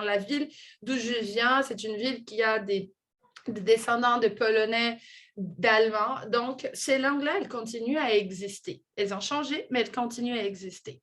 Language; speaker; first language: French; non-native, fluent; Portuguese